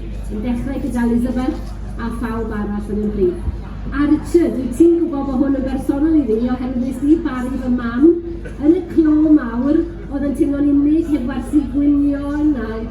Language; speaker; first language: Welsh; native; Welsh